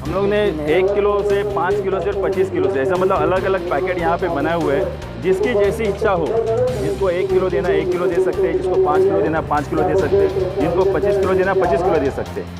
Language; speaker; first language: Hindi; non-native, local second language; Marathi